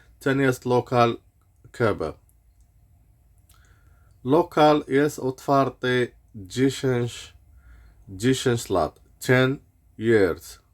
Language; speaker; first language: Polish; non-native, learner; Arabic